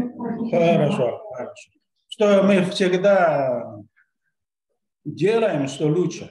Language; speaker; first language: Russian; non-native, learner; Chinese